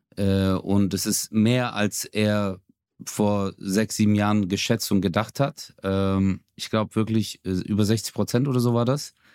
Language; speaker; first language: German; early bilingual, other home language; Turkish